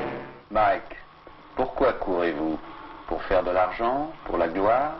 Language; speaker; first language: French; native; French